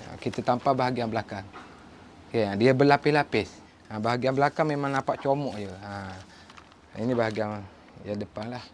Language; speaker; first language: Malay; native; Malay